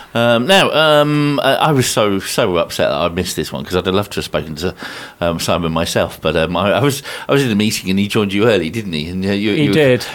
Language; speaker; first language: English; native; English